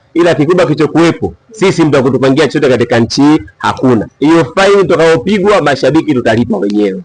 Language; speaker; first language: Swahili; native; Swahili